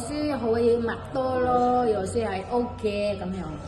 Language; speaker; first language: Cantonese; non-native, local second language; Indonesian